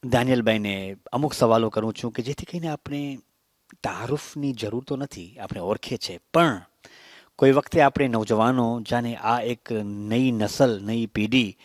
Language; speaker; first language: Gujarati; early bilingual, heritage; Gujarati